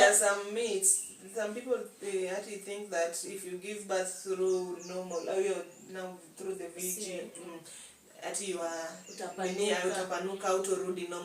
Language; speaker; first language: English; non-native, local second language; Swahili